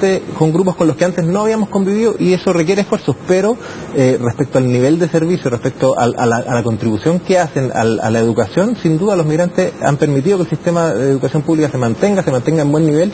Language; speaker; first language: Spanish; native; Spanish